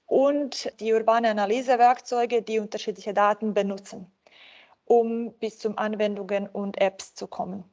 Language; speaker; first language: German; non-native, fluent; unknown